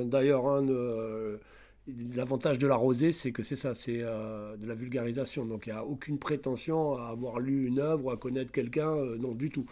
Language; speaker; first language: French; native; French